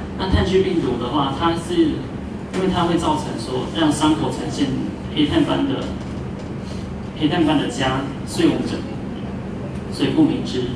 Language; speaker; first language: Chinese; native; Chinese